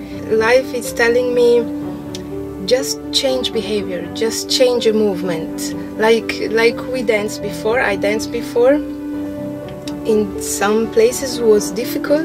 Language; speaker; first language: English; non-native, fluent; Arabic